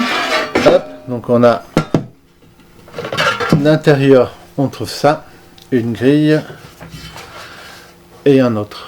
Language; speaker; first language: French; native; French